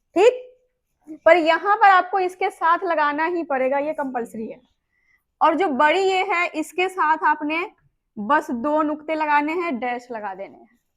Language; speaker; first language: Hindi; native; Hindi